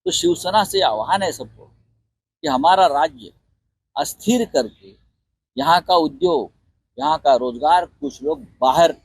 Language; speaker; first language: Hindi; non-native, local second language; Marathi